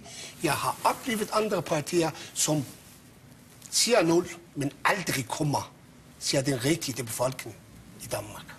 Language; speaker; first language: Danish; non-native, fluent; Persian